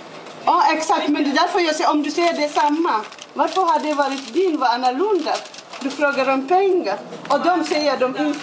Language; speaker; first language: Swedish; non-native, fluent; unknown